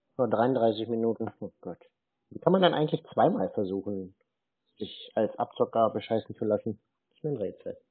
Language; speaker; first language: German; native; German